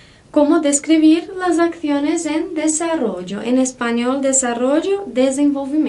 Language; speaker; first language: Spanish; non-native, fluent; Portuguese